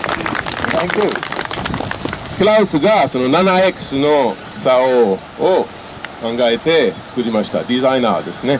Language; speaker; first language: Japanese; non-native, fluent; French